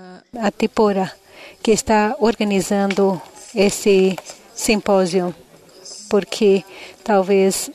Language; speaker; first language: Portuguese; non-native, fluent; Indonesian